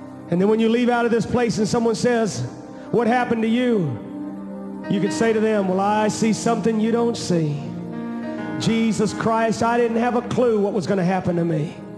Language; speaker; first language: English; native; English